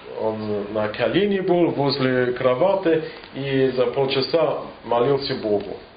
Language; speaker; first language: Russian; non-native, fluent; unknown